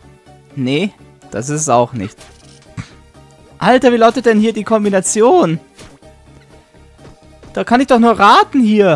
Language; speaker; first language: German; native; German